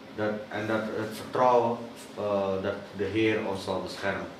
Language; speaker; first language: Dutch; native; Dutch